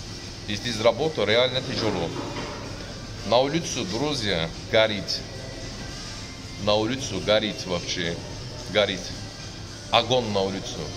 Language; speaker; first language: Russian; non-native, learner; Turkish